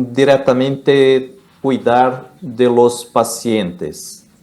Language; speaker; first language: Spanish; non-native, learner; Portuguese